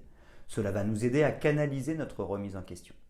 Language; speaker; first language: French; native; French